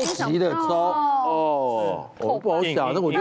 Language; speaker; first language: Chinese; native; Chinese